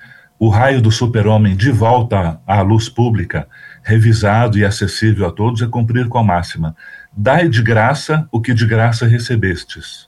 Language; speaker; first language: Portuguese; native; Portuguese